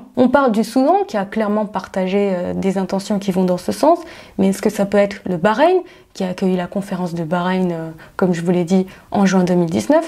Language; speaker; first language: French; native; French